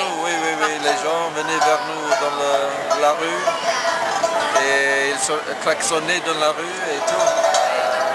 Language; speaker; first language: French; non-native, fluent; English